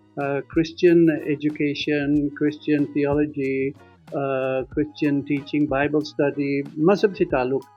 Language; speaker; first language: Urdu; non-native, fluent; Dutch